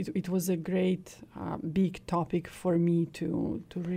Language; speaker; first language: English; non-native, fluent; Serbian